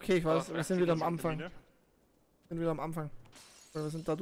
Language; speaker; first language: German; native; German